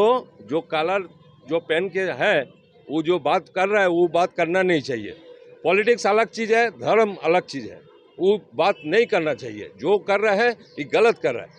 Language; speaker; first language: Hindi; non-native, local second language; Bangla